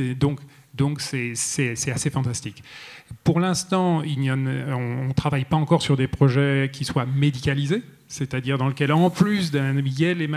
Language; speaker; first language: French; native; French